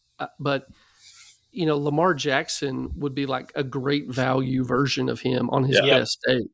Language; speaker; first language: English; native; English